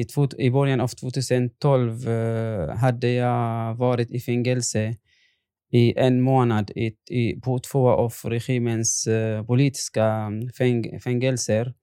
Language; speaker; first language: Swedish; non-native, fluent; Arabic